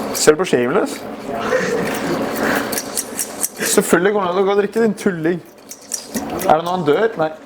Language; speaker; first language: Norwegian; native; Norwegian